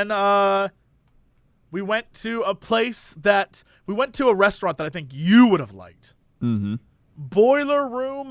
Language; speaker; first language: English; native; English